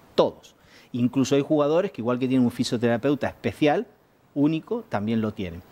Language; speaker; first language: Spanish; native; Spanish